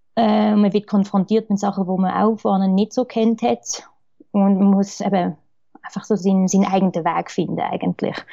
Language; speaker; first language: German; early bilingual, other home language; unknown